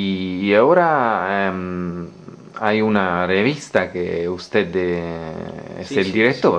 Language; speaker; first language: Spanish; non-native, learner; Italian